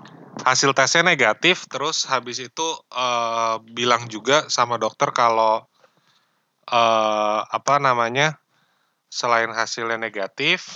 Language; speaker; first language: Indonesian; native; Indonesian